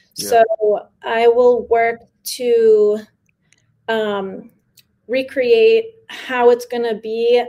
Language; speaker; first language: English; early bilingual, other home language; Spanish